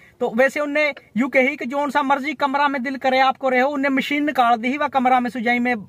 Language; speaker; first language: Hindi; native; Hindi